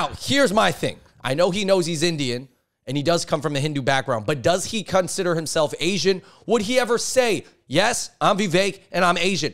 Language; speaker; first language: English; native; English